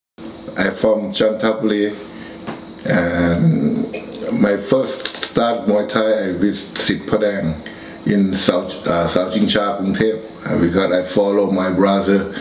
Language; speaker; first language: English; non-native, learner; Thai